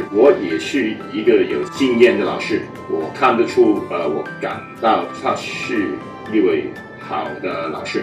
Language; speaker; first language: Chinese; non-native, learner; Cantonese